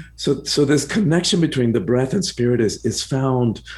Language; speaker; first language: English; early bilingual, other home language; Spanish